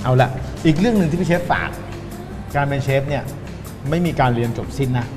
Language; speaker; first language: Thai; native; Thai